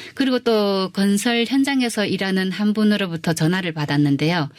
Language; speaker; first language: Korean; early bilingual, heritage; Korean